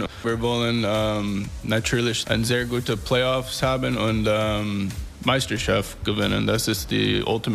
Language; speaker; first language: German; non-native, learner; English